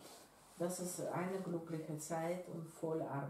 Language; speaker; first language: German; non-native, learner; Russian